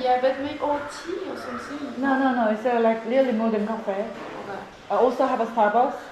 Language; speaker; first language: English; non-native, learner; Korean